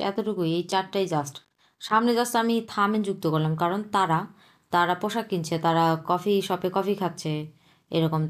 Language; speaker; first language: Bangla; native; Bangla